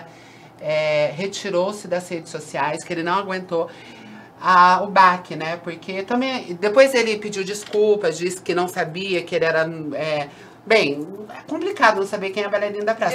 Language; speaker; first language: Portuguese; native; Portuguese